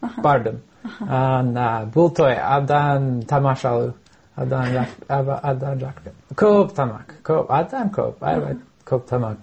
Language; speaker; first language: Kyrgyz; non-native, learner; English